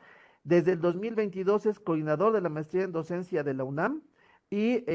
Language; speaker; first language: Spanish; native; Spanish